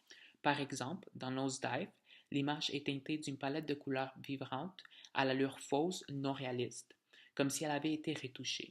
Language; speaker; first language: French; native; French